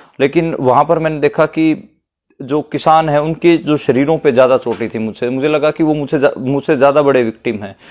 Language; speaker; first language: Hindi; native; Hindi